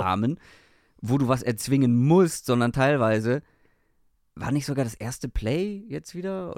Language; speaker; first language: German; native; German